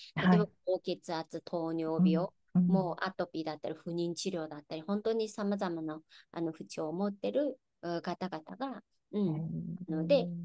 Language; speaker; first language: Japanese; non-native, fluent; Chinese